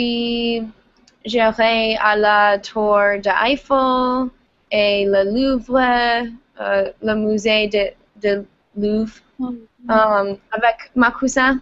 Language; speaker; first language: French; non-native, learner; English